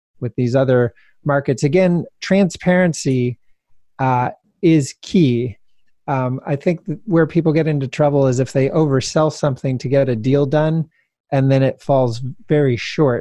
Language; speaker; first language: English; native; English